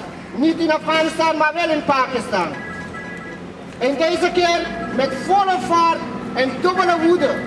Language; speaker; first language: Dutch; non-native, fluent; Persian